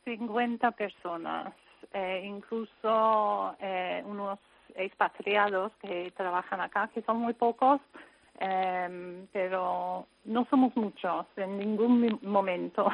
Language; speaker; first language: Spanish; non-native, fluent; English